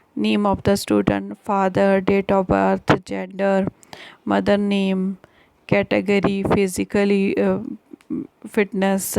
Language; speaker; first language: English; non-native, local second language; Punjabi